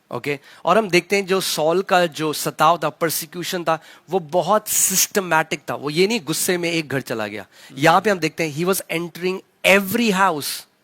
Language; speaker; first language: Hindi; native; Hindi